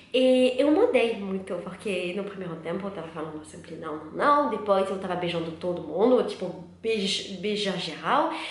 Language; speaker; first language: Portuguese; non-native, learner; French